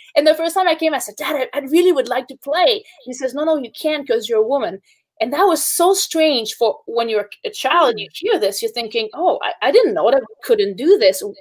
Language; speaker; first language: English; native; English